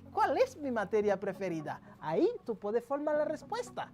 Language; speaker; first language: Spanish; non-native, local second language; French